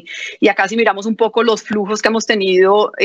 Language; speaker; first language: Spanish; native; Spanish